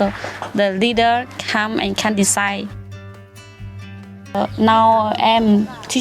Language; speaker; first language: English; non-native, learner; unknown